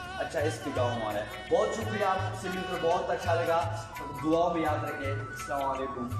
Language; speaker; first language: Urdu; non-native, local second language; Pashto